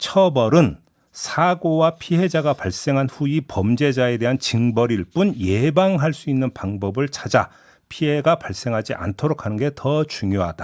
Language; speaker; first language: Korean; native; Korean